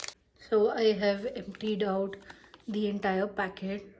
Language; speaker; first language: English; non-native, local second language; Hindi